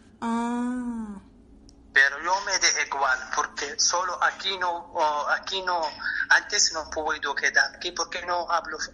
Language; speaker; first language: Spanish; non-native, learner; Arabic